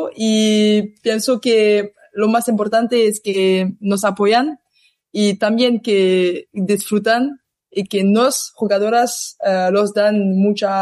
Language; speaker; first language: Spanish; non-native, learner; French